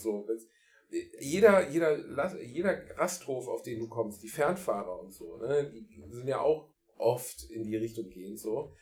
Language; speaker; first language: German; native; German